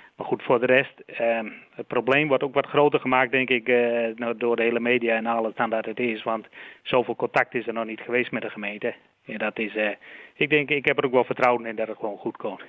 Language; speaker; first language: Dutch; native; Dutch